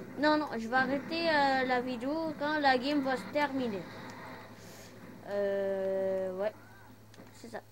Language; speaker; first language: French; non-native, local second language; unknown